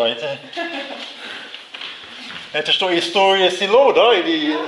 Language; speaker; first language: Russian; non-native, learner; English